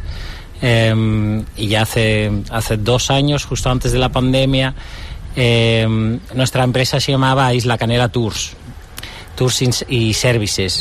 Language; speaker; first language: Spanish; non-native, fluent; Dutch